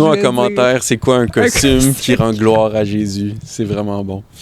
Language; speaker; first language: French; native; French